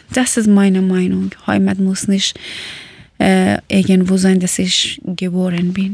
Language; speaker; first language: German; non-native, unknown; Persian